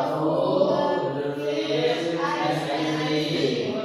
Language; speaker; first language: English; non-native, learner; Indonesian